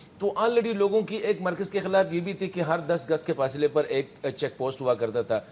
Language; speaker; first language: Urdu; non-native, local second language; Pashto